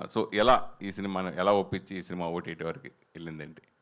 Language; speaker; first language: Telugu; native; Telugu